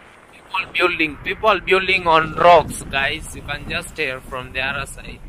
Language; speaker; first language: English; non-native, local second language; Swahili